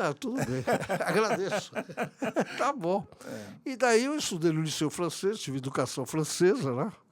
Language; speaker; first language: Portuguese; early bilingual, other home language; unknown